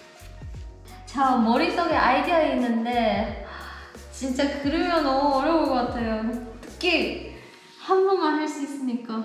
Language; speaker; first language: Korean; non-native, learner; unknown